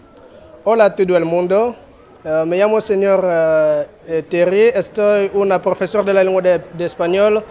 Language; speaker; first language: Spanish; non-native, learner; Lingala